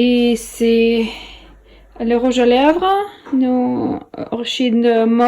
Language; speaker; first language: French; non-native, learner; Russian